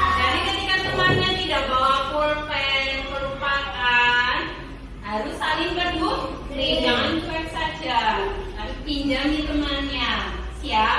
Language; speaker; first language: Indonesian; native; Indonesian